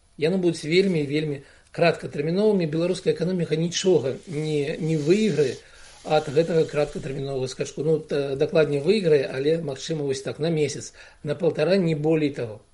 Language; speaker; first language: Belarusian; non-native, local second language; Russian